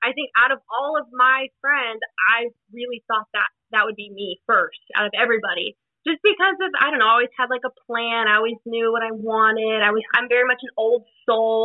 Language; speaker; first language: English; native; English